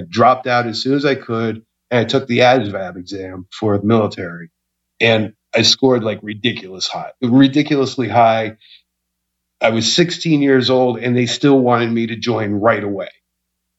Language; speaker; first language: English; native; English